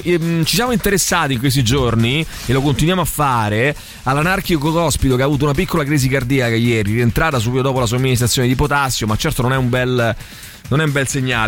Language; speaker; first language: Italian; native; Italian